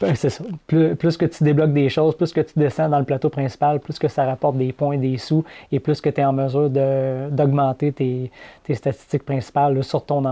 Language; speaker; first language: French; native; French